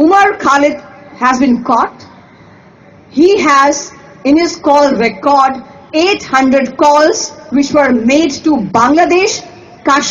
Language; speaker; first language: English; non-native, local second language; Hindi